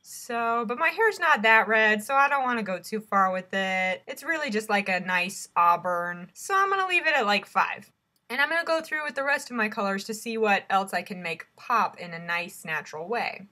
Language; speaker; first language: English; native; English